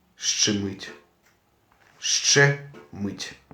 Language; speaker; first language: Ukrainian; native; Ukrainian